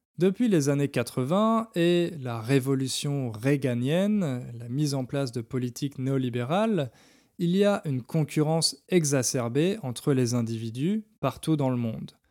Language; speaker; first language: French; native; French